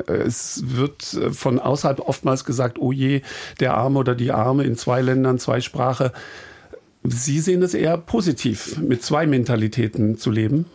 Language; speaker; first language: German; native; German